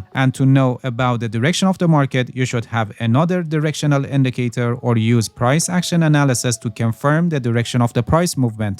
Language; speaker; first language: English; non-native, fluent; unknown